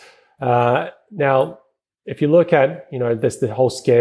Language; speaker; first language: English; native; English